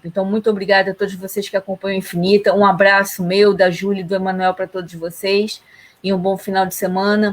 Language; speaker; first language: Portuguese; native; Portuguese